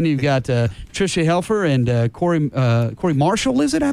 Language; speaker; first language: English; native; English